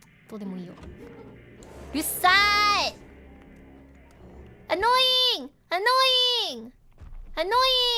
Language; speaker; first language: Japanese; non-native, learner; English